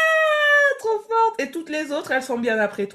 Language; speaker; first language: French; native; French